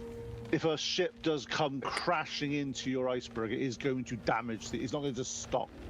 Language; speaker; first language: English; native; English